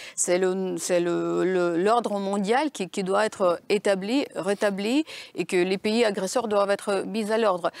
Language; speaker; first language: French; non-native, fluent; Ukrainian